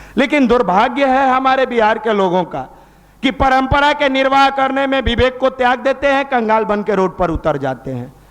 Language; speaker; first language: Hindi; native; Hindi